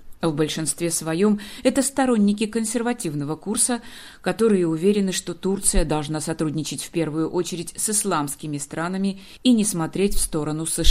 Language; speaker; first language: Russian; native; Russian